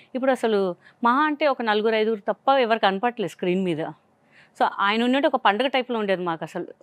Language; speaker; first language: Telugu; non-native, local second language; Hindi